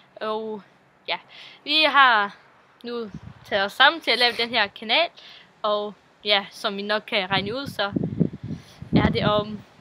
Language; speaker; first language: Danish; non-native, local second language; Faroese